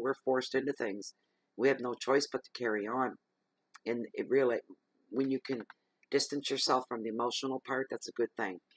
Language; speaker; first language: English; native; English